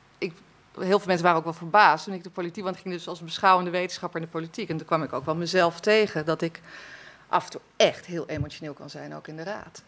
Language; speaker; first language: Dutch; native; Dutch